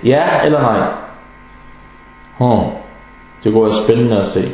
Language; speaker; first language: Danish; early bilingual, other home language; Arabic